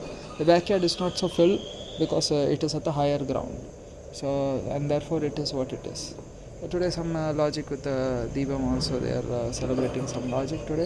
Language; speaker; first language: English; non-native, local second language; Hindi